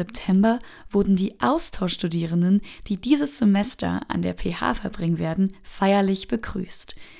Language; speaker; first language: German; native; German